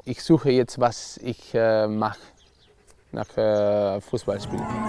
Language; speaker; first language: German; non-native, learner; Spanish